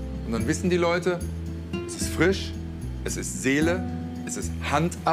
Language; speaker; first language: German; native; German